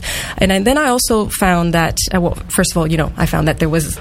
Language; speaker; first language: English; non-native, fluent; French